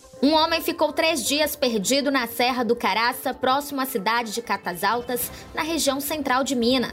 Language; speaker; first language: Portuguese; native; Portuguese